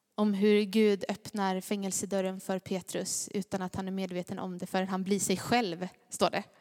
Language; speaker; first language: Swedish; native; Swedish